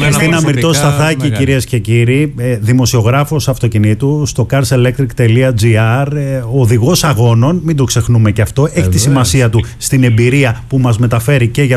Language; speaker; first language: Greek; native; Greek